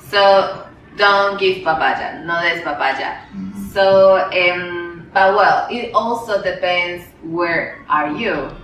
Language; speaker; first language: English; non-native, learner; Spanish